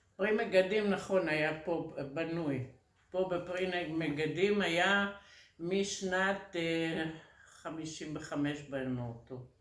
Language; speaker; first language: Hebrew; early bilingual, other home language; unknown